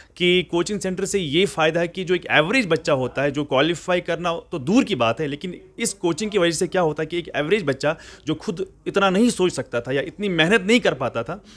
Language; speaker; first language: Hindi; non-native, local second language; Kashmiri